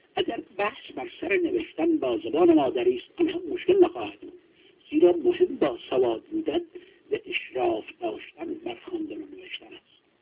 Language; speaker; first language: Persian; non-native, local second language; Kurdish